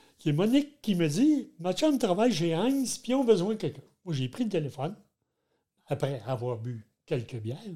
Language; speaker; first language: French; native; French